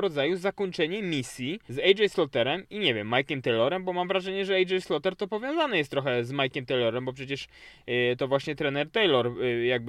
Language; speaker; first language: Polish; native; Polish